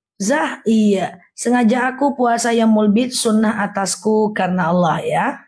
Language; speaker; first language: Indonesian; non-native, local second language; Minangkabau